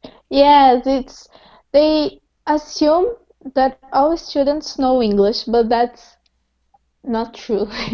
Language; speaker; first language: English; non-native, fluent; Portuguese